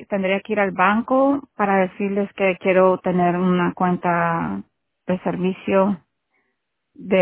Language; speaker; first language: Spanish; native; Spanish